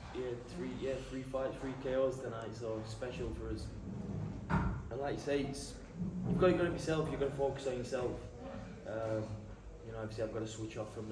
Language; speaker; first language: English; native; English